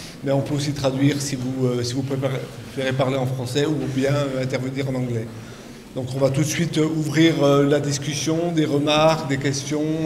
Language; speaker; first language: French; native; French